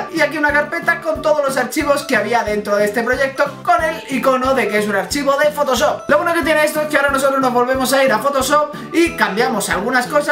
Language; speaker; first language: Spanish; native; Spanish